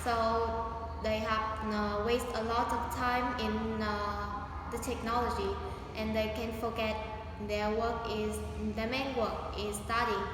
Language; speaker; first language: English; non-native, learner; Vietnamese